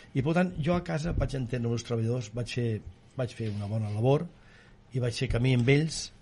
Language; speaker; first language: Catalan; native; Catalan